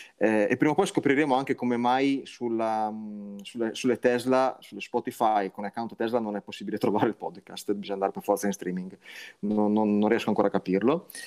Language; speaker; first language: Italian; native; Italian